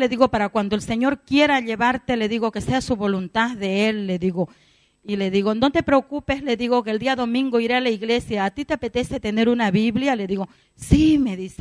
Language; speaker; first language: Spanish; native; Spanish